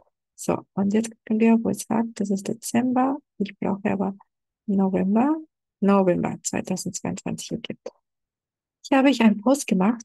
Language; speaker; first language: German; non-native, fluent; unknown